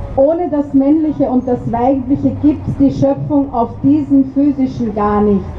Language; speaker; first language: German; early bilingual, other home language; Arabic